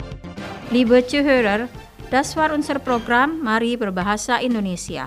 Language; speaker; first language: German; non-native, fluent; Indonesian